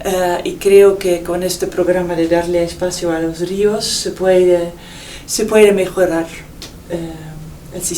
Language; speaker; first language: Spanish; non-native, fluent; Dutch